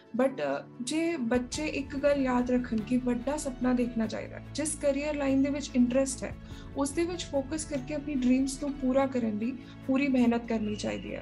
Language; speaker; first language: Punjabi; non-native, local second language; Tamil